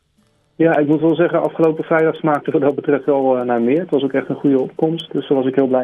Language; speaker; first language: Dutch; native; Dutch